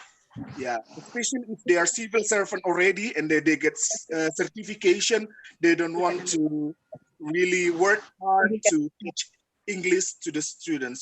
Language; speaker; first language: English; non-native, fluent; Indonesian